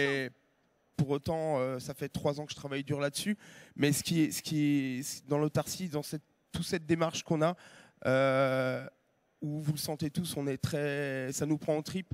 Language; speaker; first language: French; native; French